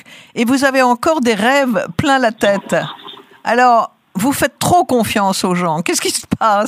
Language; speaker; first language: French; native; French